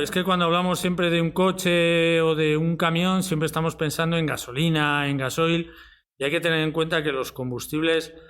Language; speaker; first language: Spanish; native; Spanish